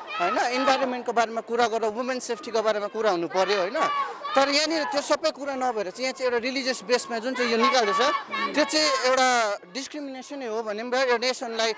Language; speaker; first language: Nepali; native; Nepali